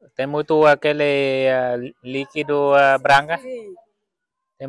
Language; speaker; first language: Portuguese; non-native, learner; Vietnamese